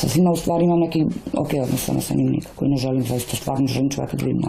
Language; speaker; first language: Bosnian; native; Bosnian